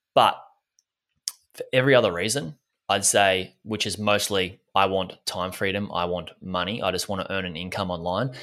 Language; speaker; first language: English; native; English